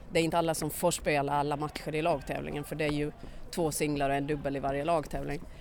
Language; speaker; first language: Swedish; native; Swedish